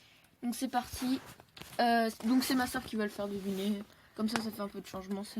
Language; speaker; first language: French; native; French